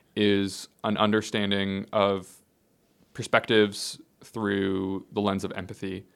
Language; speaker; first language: English; native; English